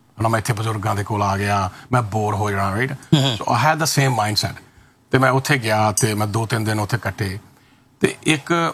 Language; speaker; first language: Punjabi; early bilingual, heritage; Punjabi